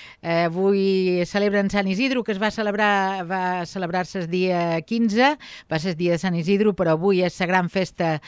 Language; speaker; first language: Catalan; native; Catalan